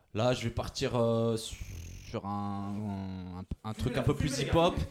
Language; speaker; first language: French; native; French